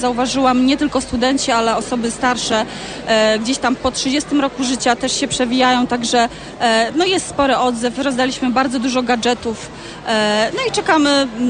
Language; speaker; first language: Polish; native; Polish